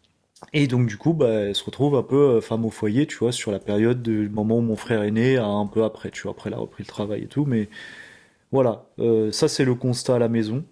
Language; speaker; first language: French; native; French